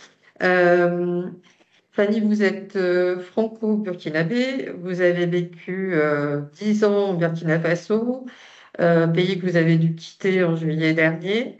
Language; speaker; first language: French; native; French